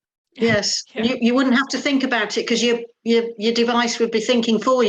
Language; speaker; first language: English; native; English